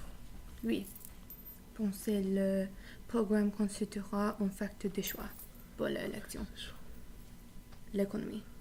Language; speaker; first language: French; non-native, learner; English